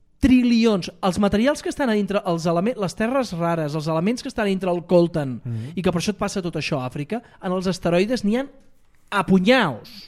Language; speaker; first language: Catalan; native; Catalan